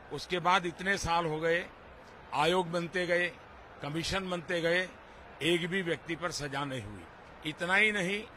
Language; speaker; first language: Hindi; non-native, local second language; Gujarati